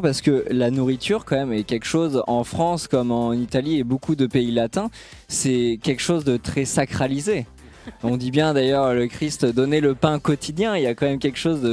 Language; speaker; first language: French; native; French